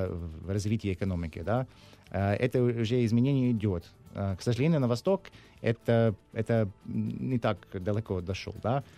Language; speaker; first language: Russian; non-native, learner; English